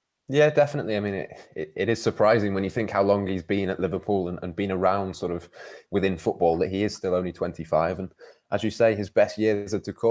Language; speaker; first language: English; native; English